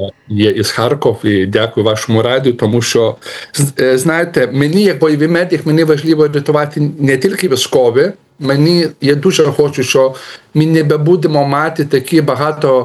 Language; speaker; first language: Ukrainian; non-native, learner; Lithuanian